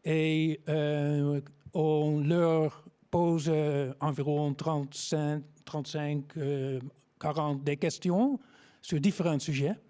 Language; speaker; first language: French; non-native, learner; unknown